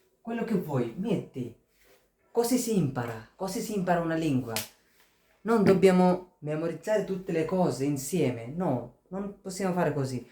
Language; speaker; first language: Italian; non-native, fluent; Bangla